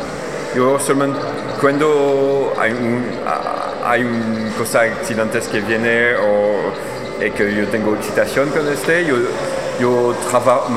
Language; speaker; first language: Spanish; non-native, learner; French